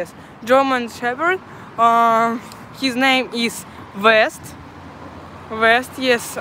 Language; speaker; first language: English; non-native, learner; Russian